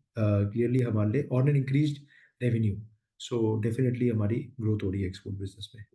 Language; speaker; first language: Hindi; native; Hindi